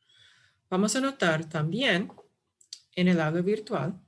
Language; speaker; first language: Spanish; non-native, fluent; English